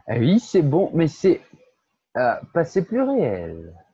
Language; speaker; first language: French; non-native, fluent; Portuguese